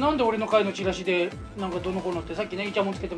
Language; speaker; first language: Japanese; native; Japanese